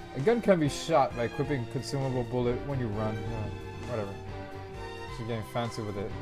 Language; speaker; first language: English; native; English